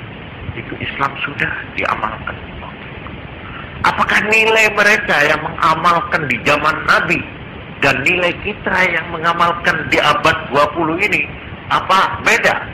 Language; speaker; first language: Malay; non-native, local second language; Javanese